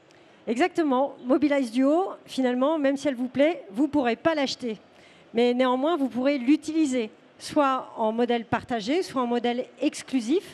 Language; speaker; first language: French; native; French